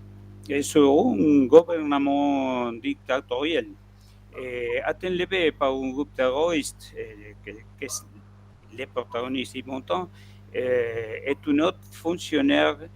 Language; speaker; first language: French; non-native, fluent; Spanish